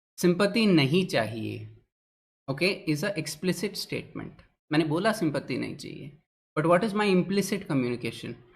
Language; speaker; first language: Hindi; non-native, local second language; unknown